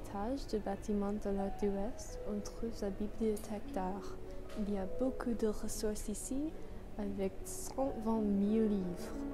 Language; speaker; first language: French; non-native, learner; English